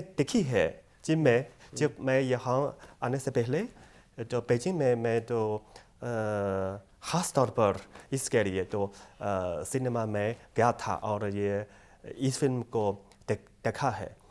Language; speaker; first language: Hindi; non-native, fluent; Chinese